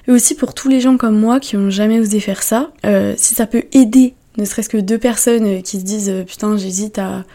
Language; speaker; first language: French; native; French